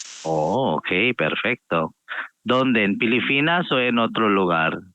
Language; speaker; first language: Spanish; non-native, fluent; Filipino